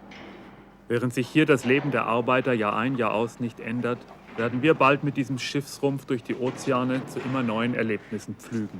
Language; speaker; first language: German; native; German